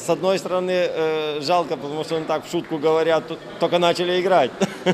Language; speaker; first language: Russian; native; Russian